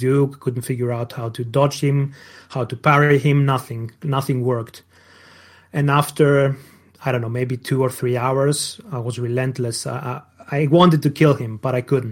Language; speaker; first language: English; non-native, fluent; Greek